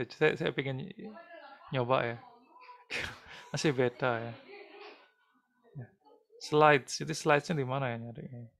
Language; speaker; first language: Indonesian; native; Indonesian